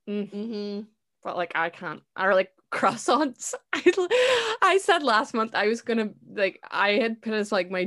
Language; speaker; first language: English; native; English